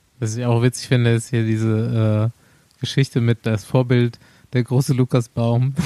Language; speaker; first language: German; native; German